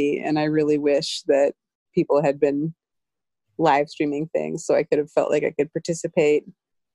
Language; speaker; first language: English; native; English